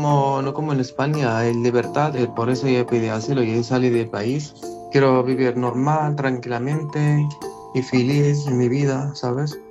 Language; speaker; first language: Spanish; non-native, learner; Arabic